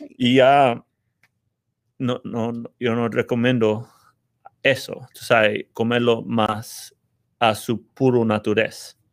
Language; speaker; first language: Spanish; early bilingual, heritage; Spanish